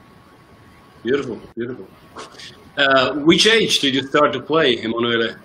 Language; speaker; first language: English; non-native, fluent; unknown